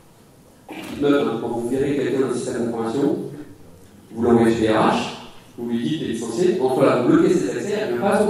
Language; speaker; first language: French; native; French